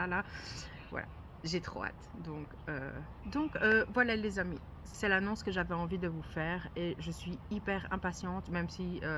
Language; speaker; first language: French; native; French